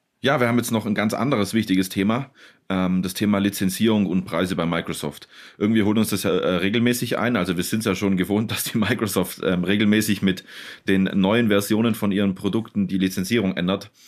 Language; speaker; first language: German; native; German